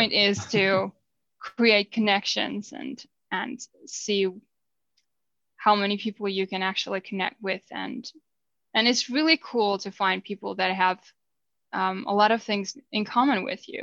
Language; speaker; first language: English; non-native, fluent; Finnish